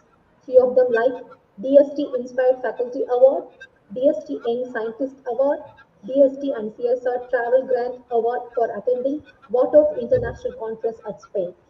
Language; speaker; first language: English; non-native, local second language; Tamil